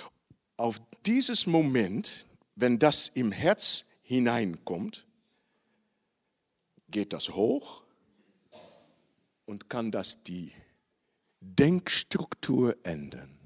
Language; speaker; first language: German; non-native, learner; Dutch